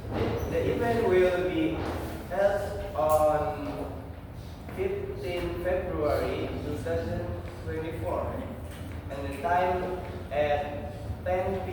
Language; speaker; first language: English; non-native, learner; Indonesian